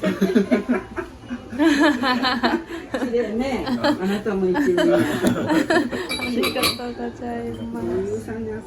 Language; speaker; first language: Japanese; native; Japanese